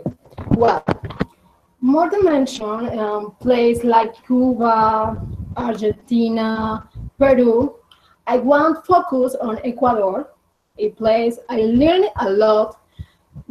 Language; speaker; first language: English; non-native, learner; Spanish